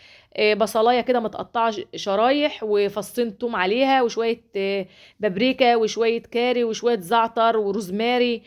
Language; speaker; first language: Arabic; native; Arabic